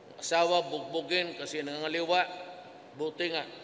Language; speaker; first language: Filipino; native; Filipino